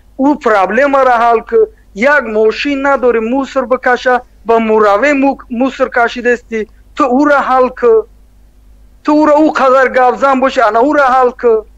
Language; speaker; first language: Tajik; native; Tajik